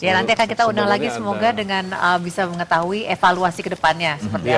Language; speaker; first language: Indonesian; native; Indonesian